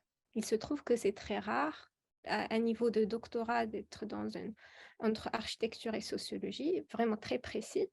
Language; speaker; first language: French; non-native, local second language; Arabic